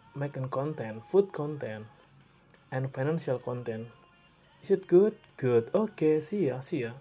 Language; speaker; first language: English; non-native, learner; Indonesian